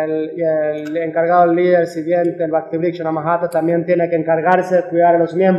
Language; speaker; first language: Spanish; native; Spanish